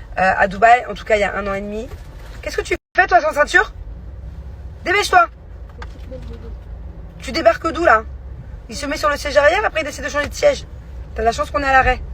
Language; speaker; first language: French; native; French